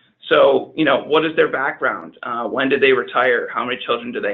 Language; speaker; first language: English; native; English